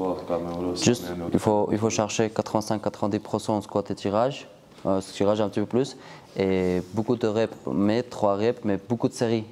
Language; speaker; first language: French; non-native, learner; Georgian